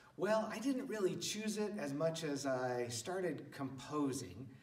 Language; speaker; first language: English; native; English